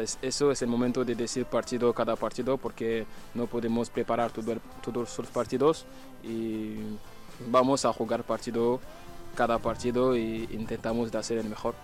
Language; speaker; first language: Spanish; non-native, fluent; French